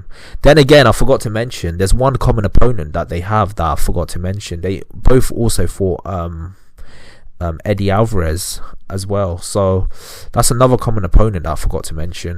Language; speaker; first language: English; native; English